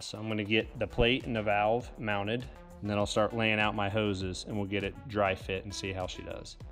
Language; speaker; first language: English; native; English